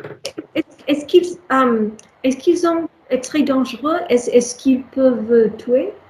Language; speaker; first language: French; non-native, learner; English